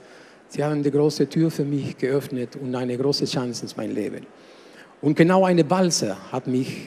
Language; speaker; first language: German; non-native, fluent; Spanish